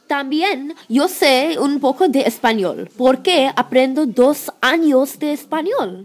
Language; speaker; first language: Spanish; non-native, learner; English